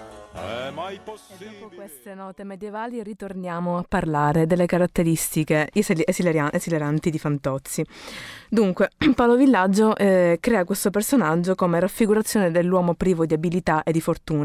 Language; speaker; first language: Italian; native; Italian